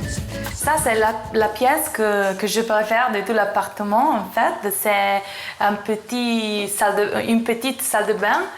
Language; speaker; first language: French; non-native, fluent; Italian